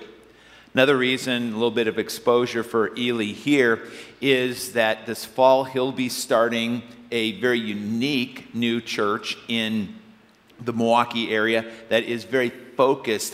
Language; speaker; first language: English; native; English